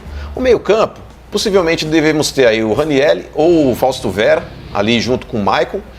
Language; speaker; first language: Portuguese; native; Portuguese